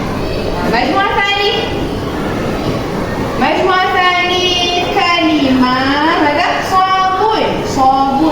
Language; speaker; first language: Arabic; non-native, learner; Malay